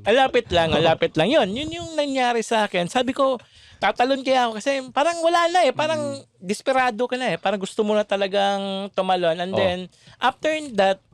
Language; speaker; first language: Filipino; non-native, local second language; Cebuano